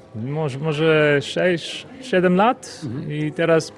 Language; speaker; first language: Polish; early bilingual, heritage; Polish